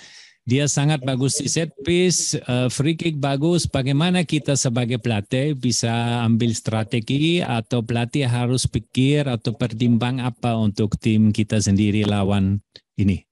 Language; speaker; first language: Indonesian; non-native, fluent; German